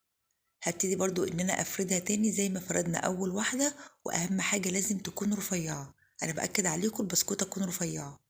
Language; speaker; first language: Arabic; native; Arabic